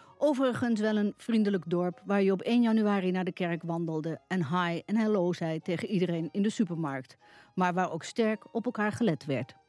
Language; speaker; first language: Dutch; native; Dutch